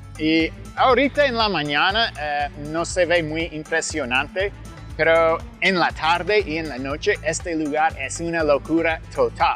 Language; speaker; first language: Spanish; non-native, fluent; English